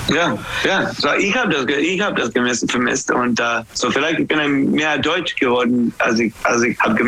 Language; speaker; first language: German; non-native, learner; English